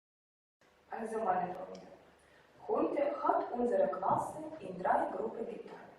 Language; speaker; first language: German; non-native, fluent; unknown